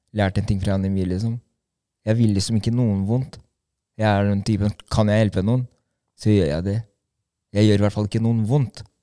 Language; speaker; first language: Norwegian; early bilingual, other home language; Albanian